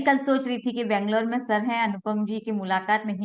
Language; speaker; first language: Hindi; native; Hindi